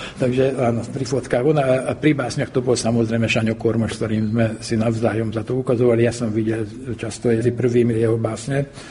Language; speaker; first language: Slovak; early bilingual, heritage; Slovak